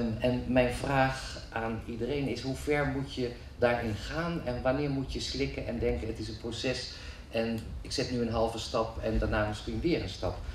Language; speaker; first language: Dutch; native; Dutch